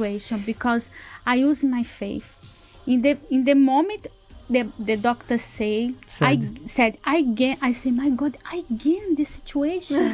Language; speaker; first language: English; non-native, learner; Portuguese